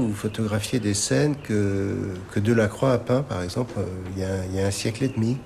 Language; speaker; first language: French; non-native, local second language; Arabic